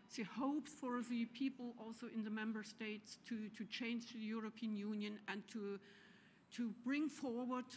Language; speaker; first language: English; non-native, fluent; German